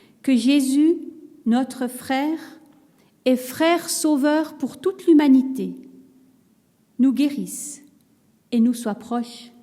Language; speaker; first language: French; native; French